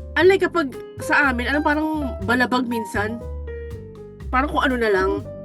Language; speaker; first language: Filipino; native; Filipino